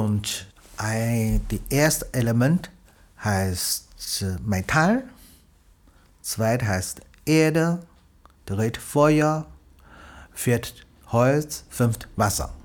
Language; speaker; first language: German; non-native, learner; Chinese